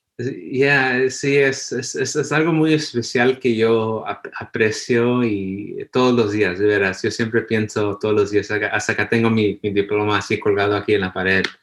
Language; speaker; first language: Spanish; early bilingual, heritage; Spanish